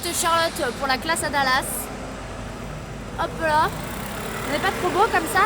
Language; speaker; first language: French; native; French